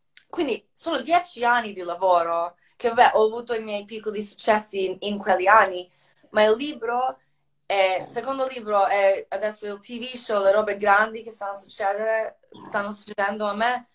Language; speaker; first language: Italian; non-native, fluent; Croatian